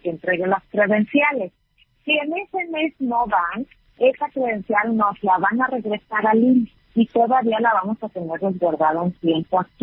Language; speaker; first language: Spanish; native; Spanish